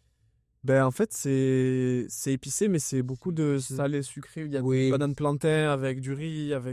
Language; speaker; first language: French; native; French